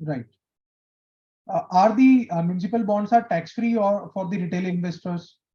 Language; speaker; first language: English; non-native, local second language; Hindi